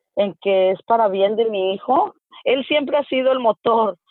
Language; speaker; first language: Spanish; native; Spanish